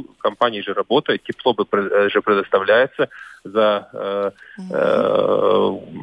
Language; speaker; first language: Russian; non-native, local second language; Latvian